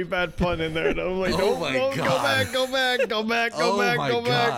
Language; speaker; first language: English; non-native, fluent; Spanish